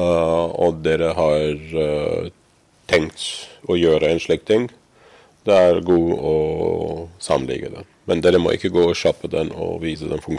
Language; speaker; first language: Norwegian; non-native, fluent; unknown